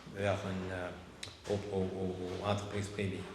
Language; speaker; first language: French; non-native, local second language; English